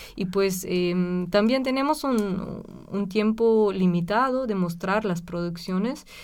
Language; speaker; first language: Spanish; non-native, fluent; German